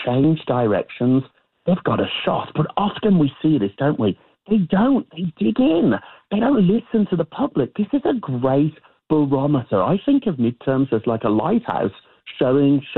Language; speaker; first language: English; native; English